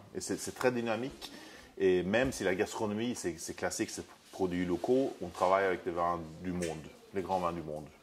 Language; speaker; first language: French; non-native, fluent; Swedish